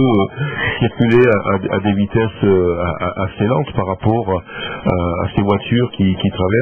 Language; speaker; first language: French; native; French